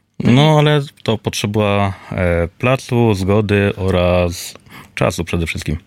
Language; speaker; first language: Polish; native; Polish